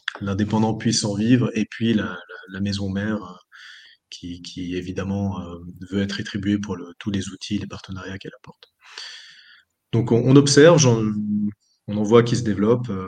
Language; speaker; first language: French; native; French